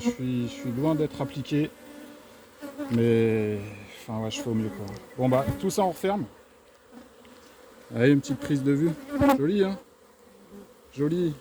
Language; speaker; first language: French; native; French